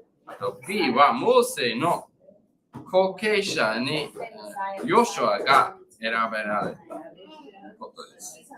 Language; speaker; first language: Japanese; non-native, learner; English